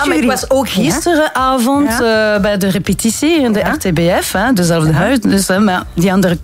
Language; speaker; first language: Dutch; non-native, learner; French